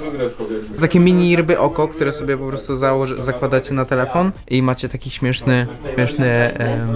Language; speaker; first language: Polish; native; Polish